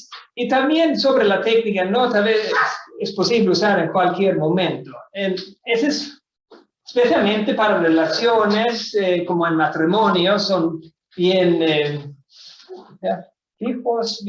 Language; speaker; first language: Spanish; non-native, fluent; Swedish